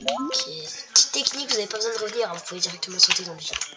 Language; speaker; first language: French; native; French